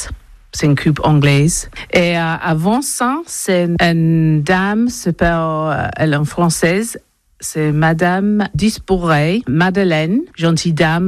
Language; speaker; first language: French; non-native, learner; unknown